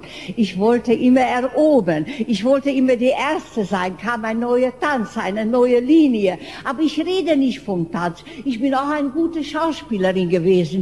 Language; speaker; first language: German; non-native, fluent; Hungarian